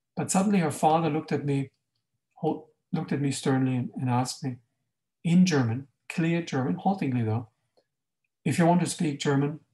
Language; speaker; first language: English; non-native, fluent; German